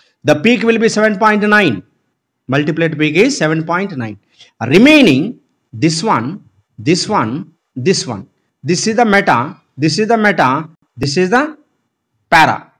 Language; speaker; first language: English; non-native, local second language; Telugu